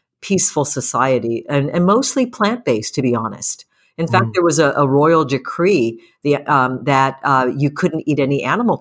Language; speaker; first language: English; early bilingual, other home language; Japanese